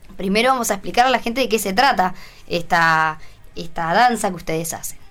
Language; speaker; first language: Spanish; native; Spanish